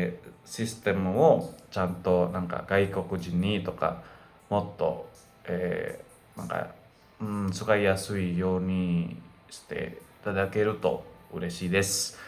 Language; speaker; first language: Japanese; non-native, fluent; Indonesian